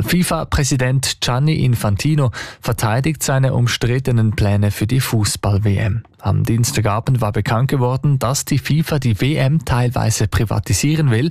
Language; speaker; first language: German; native; German